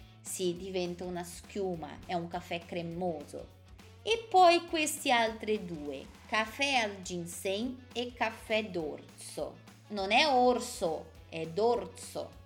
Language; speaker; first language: Italian; non-native, fluent; Portuguese